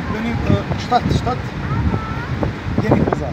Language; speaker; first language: Turkish; non-native, learner; Bosnian